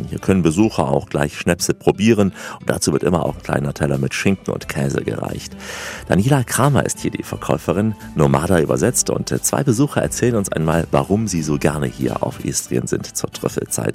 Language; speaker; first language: German; native; German